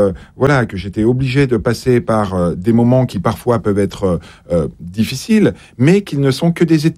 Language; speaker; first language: French; native; French